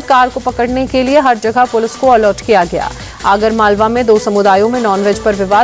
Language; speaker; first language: Hindi; native; Hindi